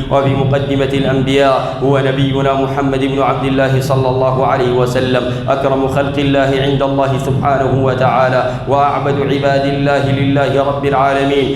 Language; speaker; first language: Arabic; native; Arabic